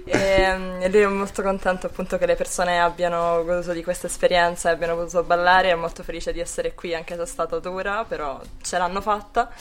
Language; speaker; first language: Italian; native; Italian